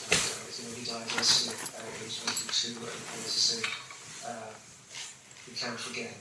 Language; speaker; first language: English; native; English